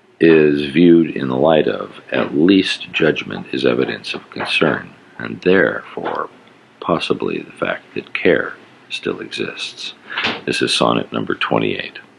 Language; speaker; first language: English; native; English